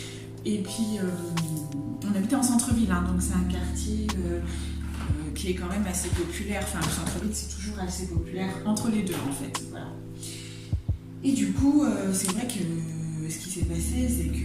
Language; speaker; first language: French; native; French